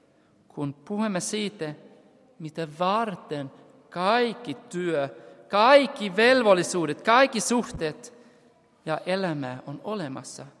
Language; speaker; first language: Finnish; non-native, fluent; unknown